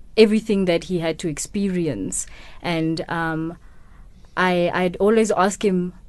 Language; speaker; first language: English; non-native, local second language; Tswana